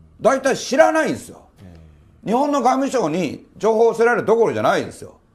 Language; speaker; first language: Japanese; native; Japanese